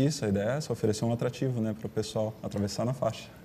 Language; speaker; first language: Portuguese; native; Portuguese